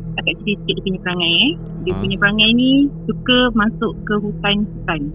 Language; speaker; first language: Malay; native; Malay